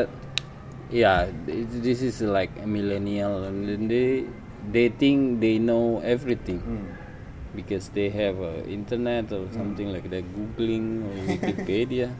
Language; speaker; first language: English; non-native, learner; Indonesian